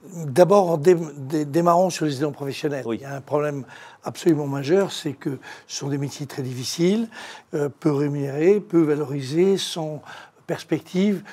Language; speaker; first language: French; native; French